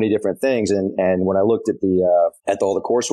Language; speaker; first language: English; native; English